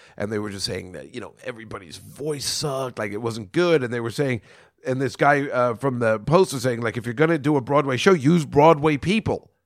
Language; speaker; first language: English; native; English